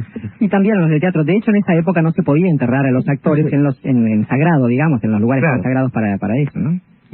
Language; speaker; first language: Spanish; native; Spanish